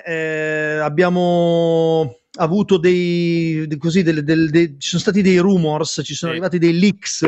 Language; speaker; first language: Italian; native; Italian